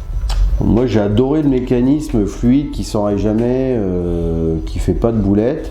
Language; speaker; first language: French; native; French